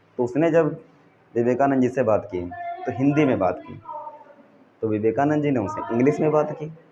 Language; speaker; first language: Hindi; native; Hindi